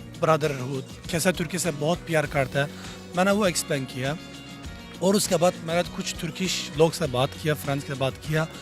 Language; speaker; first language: Hindi; non-native, learner; Turkish